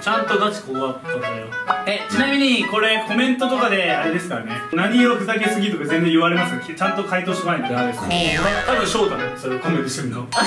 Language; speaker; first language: Japanese; native; Japanese